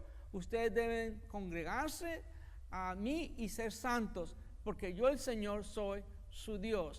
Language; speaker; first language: Spanish; native; Spanish